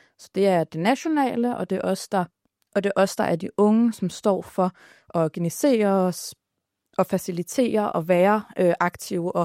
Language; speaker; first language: Danish; early bilingual, other home language; Arabic